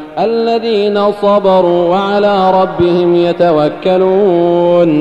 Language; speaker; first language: Arabic; native; Arabic